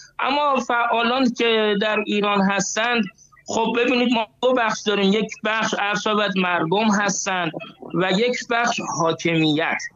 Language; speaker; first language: Persian; native; Persian